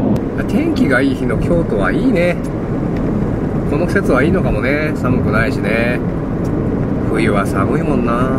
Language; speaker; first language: Japanese; native; Japanese